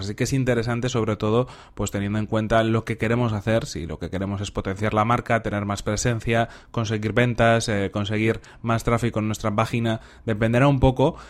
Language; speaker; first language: Spanish; native; Spanish